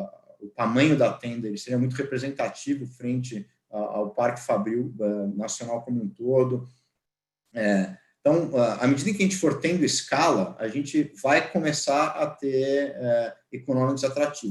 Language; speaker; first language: Portuguese; native; Portuguese